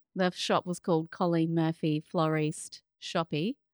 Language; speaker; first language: English; native; English